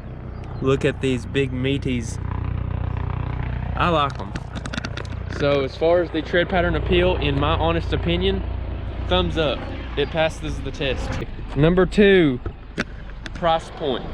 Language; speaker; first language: English; native; English